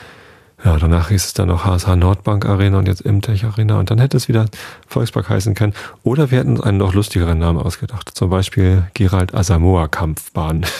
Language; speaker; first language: German; native; German